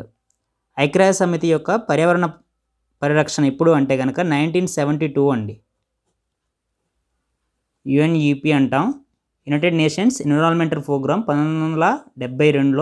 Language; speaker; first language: Telugu; native; Telugu